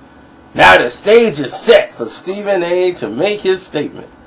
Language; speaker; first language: English; native; English